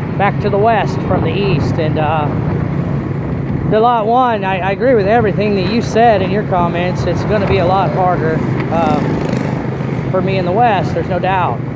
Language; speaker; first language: English; native; English